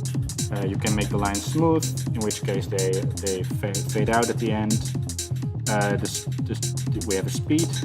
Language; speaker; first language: English; non-native, fluent; Dutch